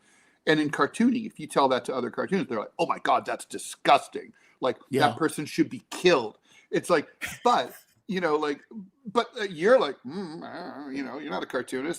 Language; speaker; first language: English; native; English